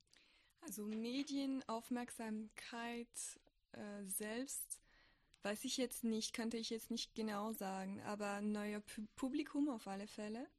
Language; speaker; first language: German; non-native, fluent; French